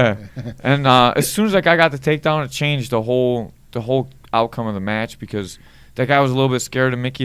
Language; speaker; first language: English; native; English